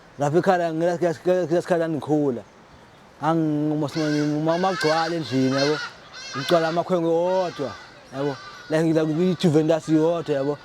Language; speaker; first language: Zulu; non-native, local second language; Xhosa